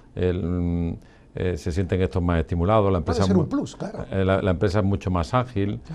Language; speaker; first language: Spanish; native; Spanish